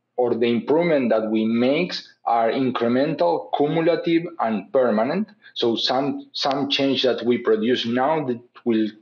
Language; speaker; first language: English; non-native, fluent; Spanish